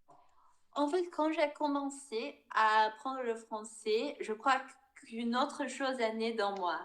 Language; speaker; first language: French; non-native, fluent; Portuguese